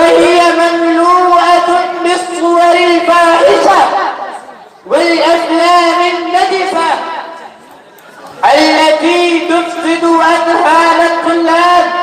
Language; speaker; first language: Arabic; non-native, learner; Urdu